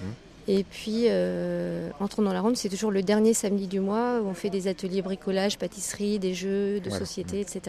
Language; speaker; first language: French; native; French